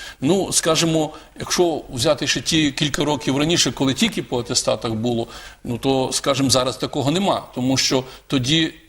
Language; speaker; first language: Ukrainian; native; Ukrainian